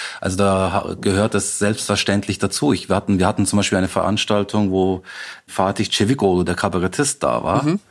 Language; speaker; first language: German; native; German